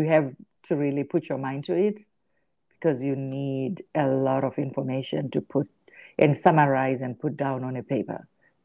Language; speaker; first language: English; non-native, local second language; Shona